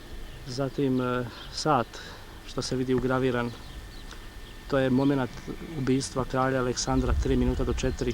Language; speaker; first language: Bosnian; native; Bosnian